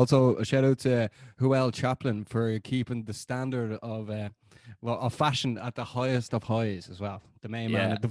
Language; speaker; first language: English; native; English